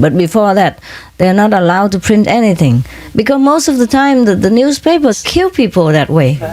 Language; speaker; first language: English; non-native, fluent; Vietnamese